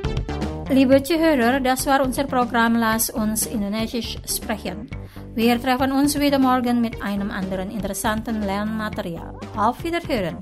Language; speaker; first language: German; non-native, fluent; Indonesian